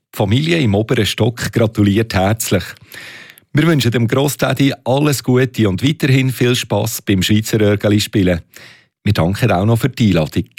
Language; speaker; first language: German; native; German